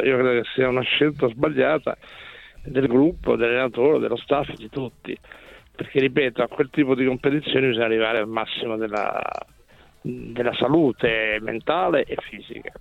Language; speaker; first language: Italian; native; Italian